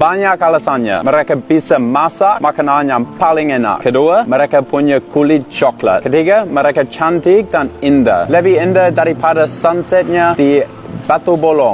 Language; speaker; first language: Indonesian; non-native, learner; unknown